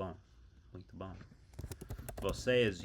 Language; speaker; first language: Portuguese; non-native, fluent; English